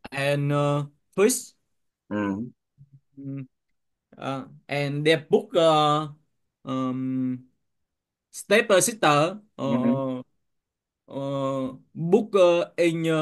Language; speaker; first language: English; non-native, learner; Vietnamese